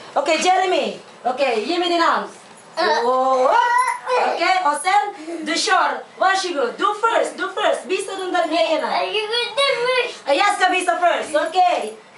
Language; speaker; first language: Swedish; non-native, learner; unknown